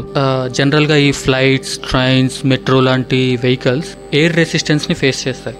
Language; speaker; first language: Telugu; native; Telugu